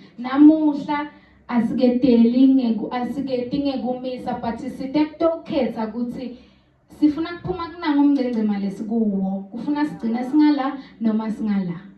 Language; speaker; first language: Zulu; non-native, local second language; Swati